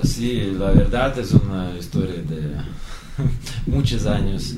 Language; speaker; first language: Spanish; non-native, learner; Russian